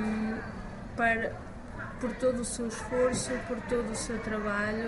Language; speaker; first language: Portuguese; native; Portuguese